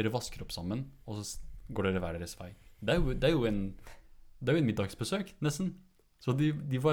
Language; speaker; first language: Norwegian; early bilingual, other home language; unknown